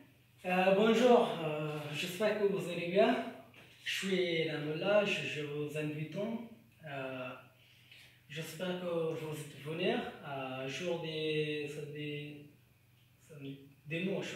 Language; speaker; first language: French; non-native, learner; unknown